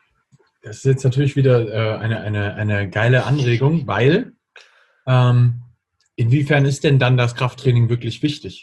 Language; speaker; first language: German; native; German